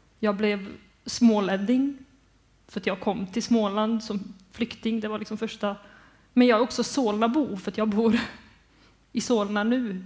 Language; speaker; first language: Swedish; early bilingual, other home language; Bosnian